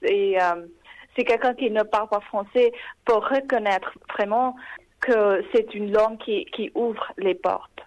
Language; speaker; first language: French; non-native, fluent; English